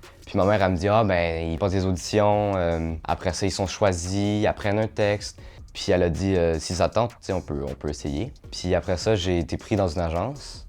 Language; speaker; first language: French; native; French